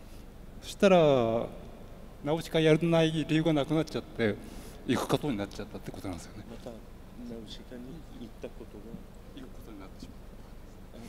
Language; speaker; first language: Japanese; native; Japanese